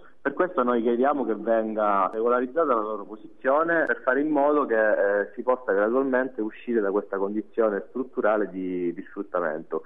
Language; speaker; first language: Italian; native; Italian